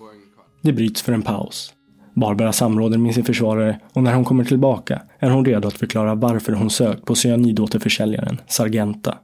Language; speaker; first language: Swedish; native; Swedish